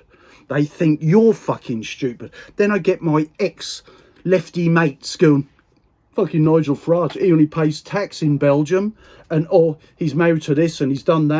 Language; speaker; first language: English; native; English